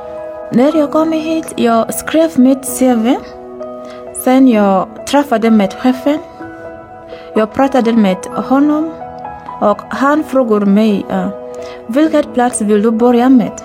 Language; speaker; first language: Swedish; non-native, learner; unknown